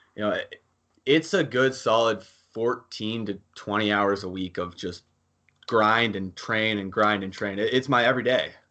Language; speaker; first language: English; native; English